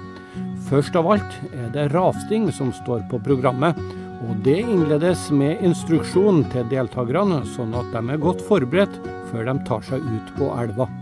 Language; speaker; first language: Norwegian; native; Norwegian